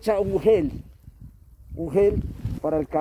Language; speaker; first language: Spanish; native; Spanish